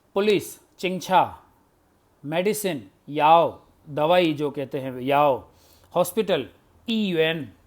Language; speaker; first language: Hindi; native; Hindi